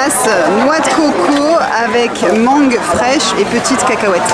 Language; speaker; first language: French; native; French